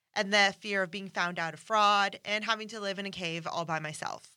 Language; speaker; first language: English; non-native, fluent; Persian